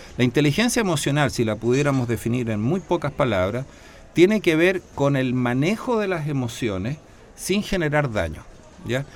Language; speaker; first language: Spanish; native; Spanish